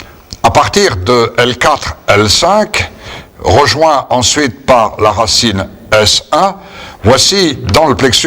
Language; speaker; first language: French; native; French